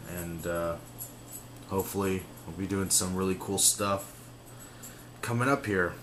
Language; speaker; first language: English; native; English